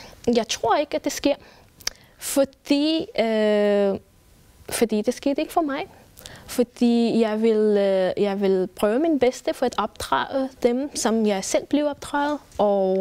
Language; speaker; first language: Danish; non-native, fluent; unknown